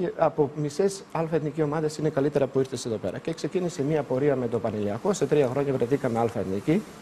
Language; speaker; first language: Greek; non-native, fluent; Serbian